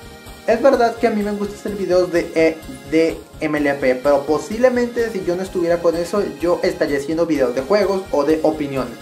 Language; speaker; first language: Spanish; native; Spanish